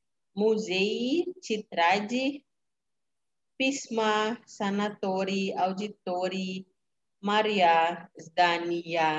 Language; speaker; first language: Russian; non-native, fluent; Indonesian